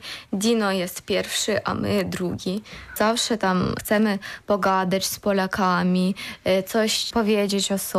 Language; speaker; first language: Polish; non-native, learner; Ukrainian